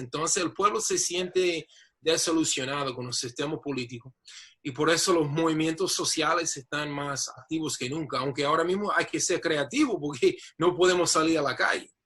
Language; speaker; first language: Spanish; non-native, fluent; English